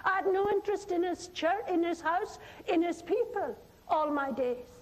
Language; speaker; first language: English; non-native, local second language; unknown